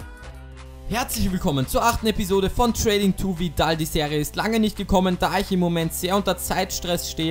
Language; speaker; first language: German; native; German